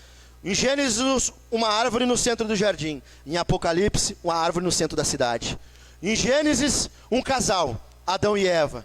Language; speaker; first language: Portuguese; native; Portuguese